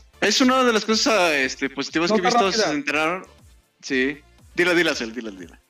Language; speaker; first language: Spanish; native; Spanish